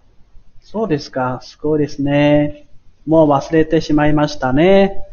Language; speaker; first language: Japanese; non-native, fluent; Chinese